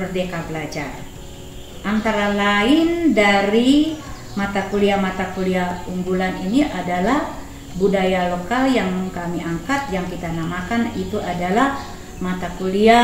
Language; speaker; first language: Indonesian; native; Indonesian